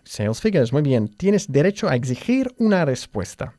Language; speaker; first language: Spanish; non-native, fluent; English